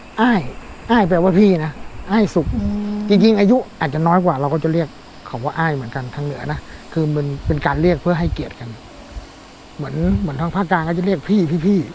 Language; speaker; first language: Thai; native; Thai